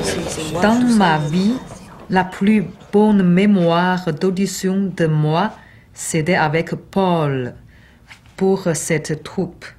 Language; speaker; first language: French; non-native, learner; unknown